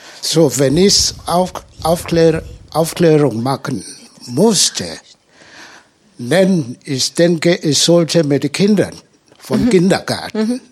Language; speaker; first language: German; non-native, learner; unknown